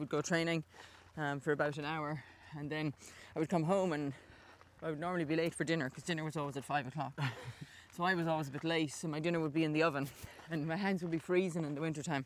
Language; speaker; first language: English; native; English